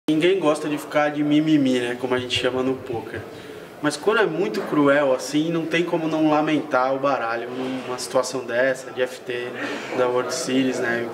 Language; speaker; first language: Portuguese; native; Portuguese